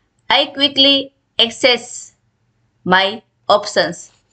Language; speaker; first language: English; non-native, local second language; Gujarati